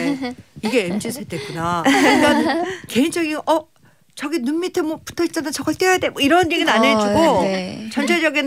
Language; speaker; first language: Korean; native; Korean